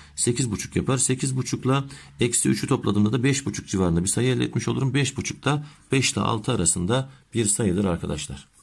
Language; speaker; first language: Turkish; native; Turkish